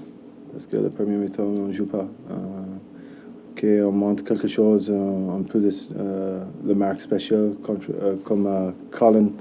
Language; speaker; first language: French; non-native, learner; English